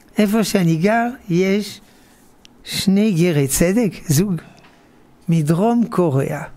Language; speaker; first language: Hebrew; non-native, fluent; French